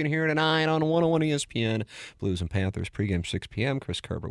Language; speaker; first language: English; native; English